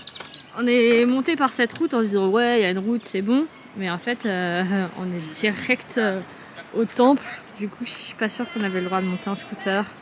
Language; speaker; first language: French; native; French